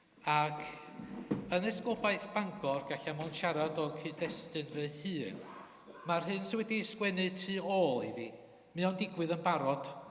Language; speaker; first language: Welsh; native; Welsh